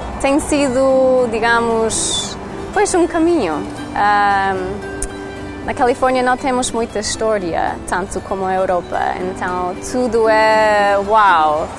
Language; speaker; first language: Portuguese; non-native, learner; English